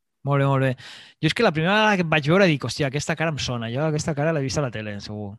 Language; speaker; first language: Catalan; native; Catalan